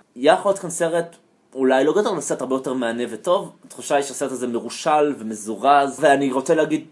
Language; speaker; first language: Hebrew; native; Hebrew